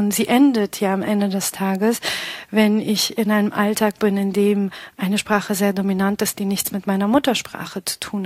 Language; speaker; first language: German; early bilingual, other home language; Pashto